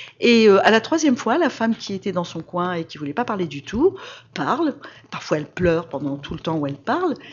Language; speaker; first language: French; native; French